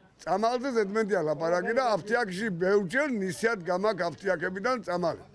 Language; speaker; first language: Georgian; native; Georgian